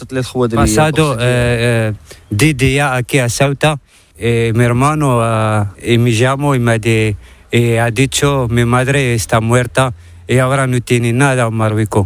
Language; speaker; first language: Spanish; non-native, learner; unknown